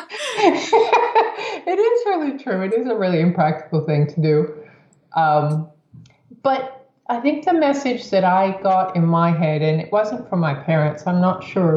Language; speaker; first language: English; native; English